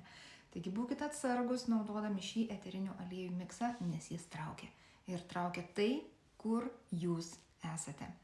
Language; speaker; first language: Lithuanian; native; Lithuanian